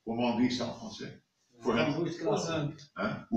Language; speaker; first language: French; non-native, fluent; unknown